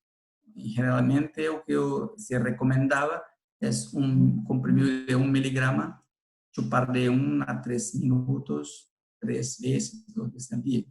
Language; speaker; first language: Spanish; non-native, fluent; Portuguese